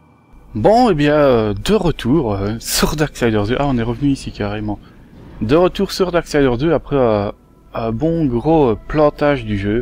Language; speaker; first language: French; native; French